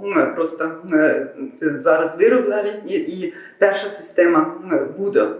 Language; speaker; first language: Ukrainian; non-native, learner; German